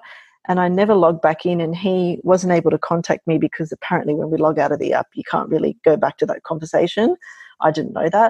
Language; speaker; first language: English; native; English